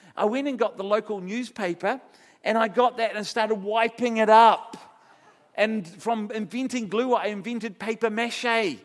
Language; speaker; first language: English; native; English